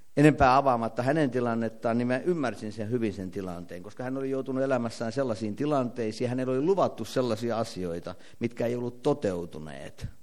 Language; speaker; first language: Finnish; native; Finnish